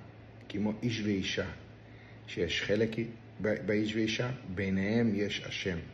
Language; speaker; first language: Hebrew; non-native, local second language; Yiddish